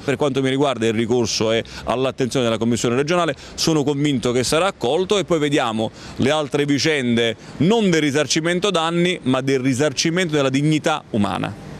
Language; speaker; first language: Italian; native; Italian